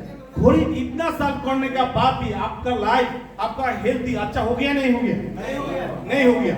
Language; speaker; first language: Hindi; non-native, local second language; Bangla